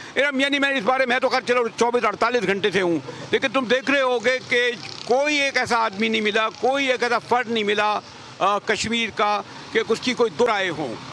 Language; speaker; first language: Urdu; native; Urdu